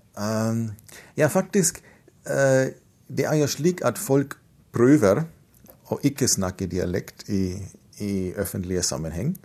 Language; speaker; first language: Norwegian; non-native, fluent; German